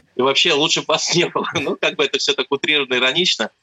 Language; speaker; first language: Russian; native; Russian